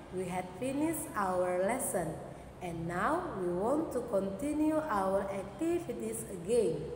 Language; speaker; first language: English; non-native, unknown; Indonesian